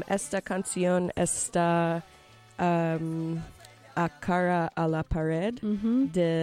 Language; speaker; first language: Spanish; non-native, learner; English